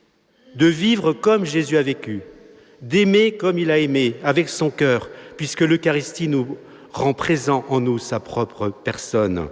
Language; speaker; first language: French; native; French